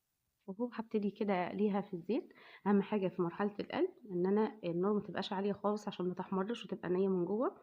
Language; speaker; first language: Arabic; native; Arabic